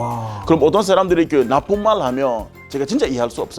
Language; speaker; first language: Korean; non-native, learner; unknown